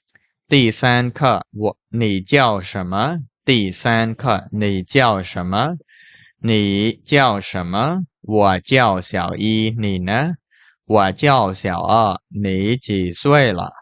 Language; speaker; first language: Chinese; non-native, fluent; Khmer